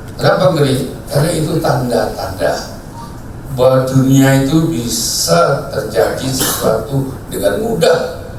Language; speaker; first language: Indonesian; native; Indonesian